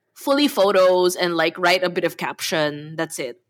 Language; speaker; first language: English; non-native, local second language; Filipino